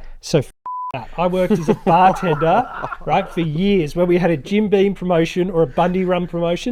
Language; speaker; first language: English; native; English